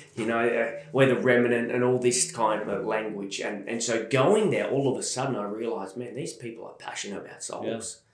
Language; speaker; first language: English; native; English